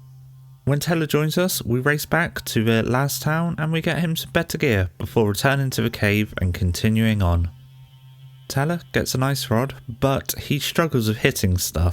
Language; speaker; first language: English; native; English